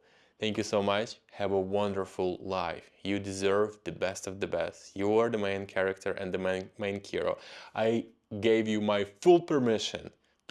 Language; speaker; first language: English; non-native, fluent; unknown